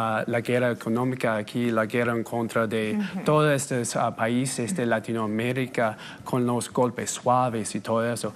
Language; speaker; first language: Spanish; non-native, fluent; English